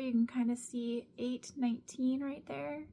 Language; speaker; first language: English; native; English